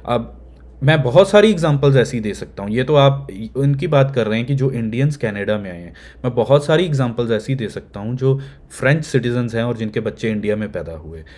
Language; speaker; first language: Hindi; native; Hindi